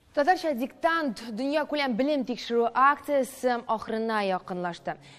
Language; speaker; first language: Tatar; native; Tatar